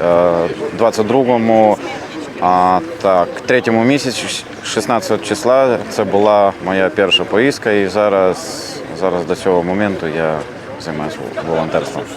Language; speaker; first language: Ukrainian; non-native, learner; Lithuanian